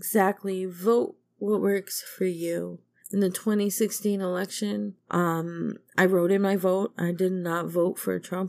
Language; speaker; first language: English; native; English